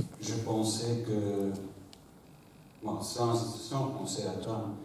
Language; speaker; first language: French; non-native, fluent; English